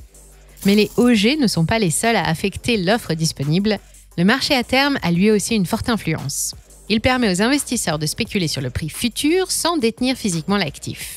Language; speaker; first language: French; native; French